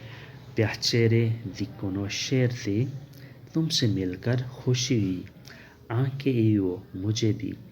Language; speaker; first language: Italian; non-native, learner; Urdu